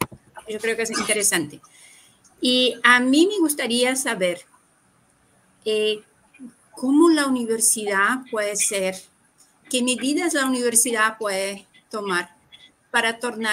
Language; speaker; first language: Spanish; non-native, fluent; Portuguese